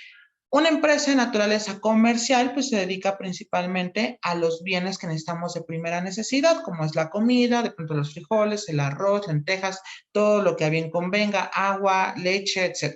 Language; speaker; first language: Spanish; native; Spanish